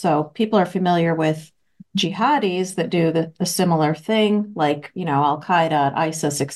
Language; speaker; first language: English; native; English